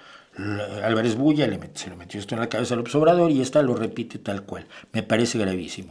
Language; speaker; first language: Spanish; native; Spanish